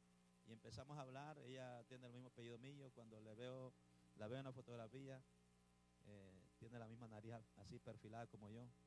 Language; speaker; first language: Spanish; native; Spanish